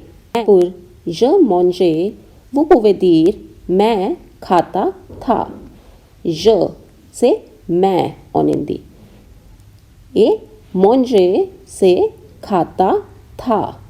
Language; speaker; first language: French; non-native, fluent; Hindi